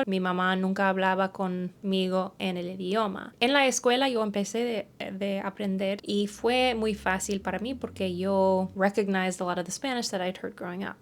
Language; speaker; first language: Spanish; early bilingual, heritage; English